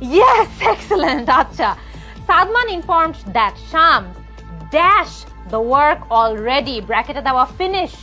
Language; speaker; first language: English; non-native, local second language; Bangla